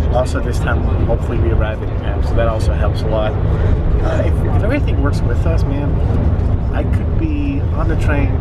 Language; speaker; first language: English; non-native, fluent; Dutch